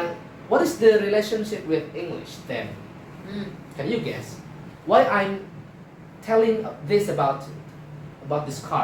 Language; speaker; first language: English; non-native, fluent; Indonesian